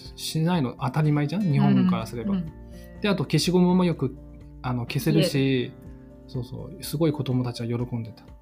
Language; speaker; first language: Japanese; non-native, fluent; Chinese